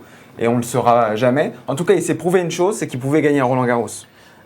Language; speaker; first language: French; native; French